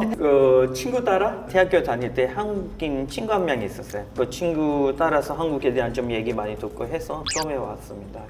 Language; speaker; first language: Korean; non-native, fluent; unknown